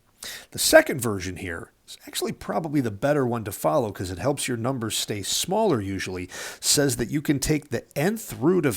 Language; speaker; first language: English; native; English